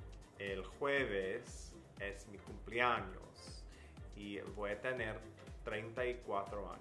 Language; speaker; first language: Spanish; non-native, fluent; English